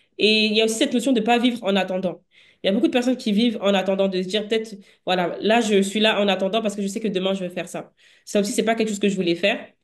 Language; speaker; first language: French; native; French